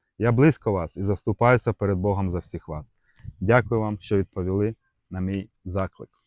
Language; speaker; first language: Ukrainian; non-native, local second language; Russian